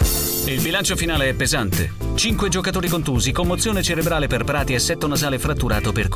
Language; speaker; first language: Italian; native; Italian